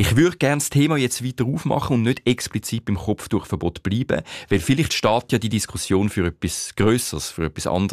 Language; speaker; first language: German; native; German